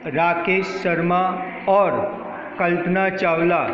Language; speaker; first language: Hindi; non-native, local second language; Gujarati